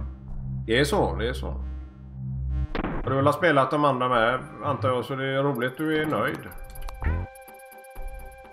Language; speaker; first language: Swedish; native; Swedish